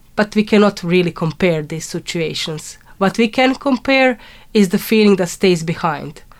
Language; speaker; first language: English; non-native, fluent; Croatian